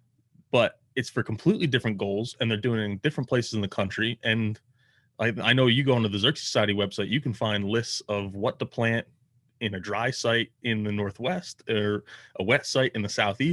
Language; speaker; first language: English; native; English